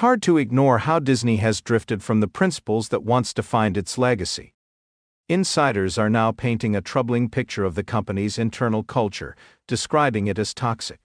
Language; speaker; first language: English; native; English